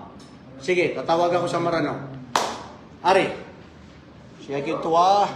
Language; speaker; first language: Filipino; non-native, local second language; Maranao